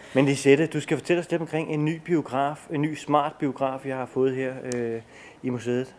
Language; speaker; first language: Danish; native; Danish